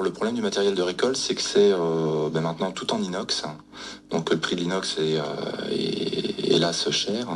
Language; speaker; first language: French; native; French